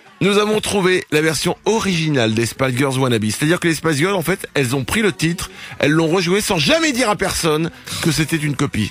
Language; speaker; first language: French; native; French